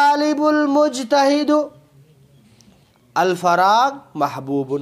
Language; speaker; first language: Arabic; non-native, learner; Urdu